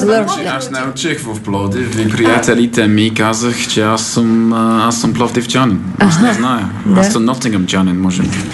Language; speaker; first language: Bulgarian; non-native, learner; English